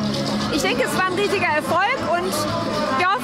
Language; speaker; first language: German; native; German